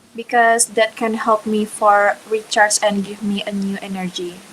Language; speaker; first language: English; non-native, learner; Indonesian